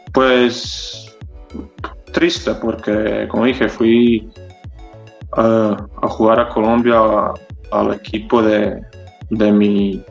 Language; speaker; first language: Spanish; early bilingual, other home language; Croatian